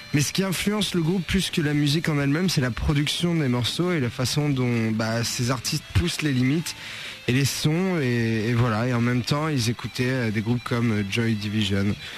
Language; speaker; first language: French; native; French